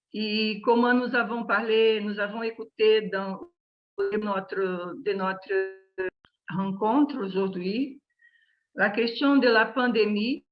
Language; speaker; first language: French; non-native, learner; Portuguese